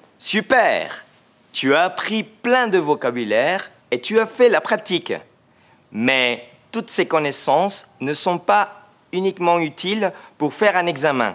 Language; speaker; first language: French; non-native, fluent; Spanish